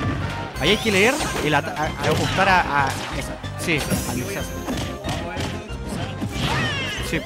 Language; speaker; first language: Spanish; native; Spanish